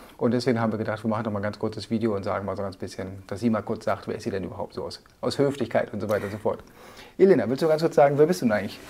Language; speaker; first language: German; native; German